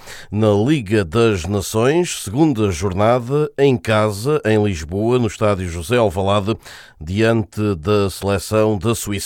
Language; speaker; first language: Portuguese; native; Portuguese